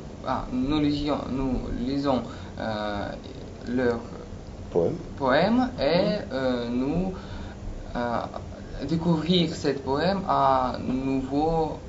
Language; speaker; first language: French; non-native, learner; Russian